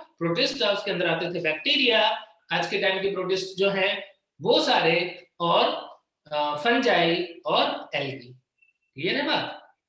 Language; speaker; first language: Hindi; native; Hindi